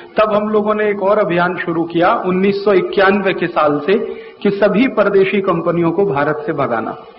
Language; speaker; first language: Hindi; native; Hindi